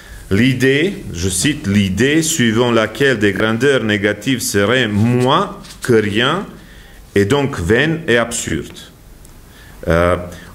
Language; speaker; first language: French; non-native, fluent; Serbian